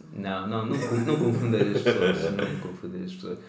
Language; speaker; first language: Portuguese; non-native, local second language; Kabuverdianu